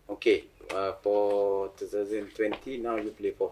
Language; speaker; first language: English; non-native, local second language; Malay